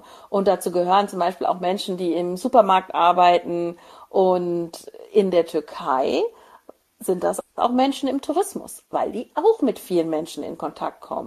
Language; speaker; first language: German; native; German